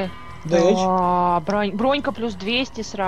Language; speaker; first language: Russian; native; Russian